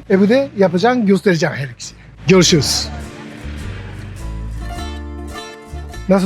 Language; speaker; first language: Turkish; non-native, learner; Japanese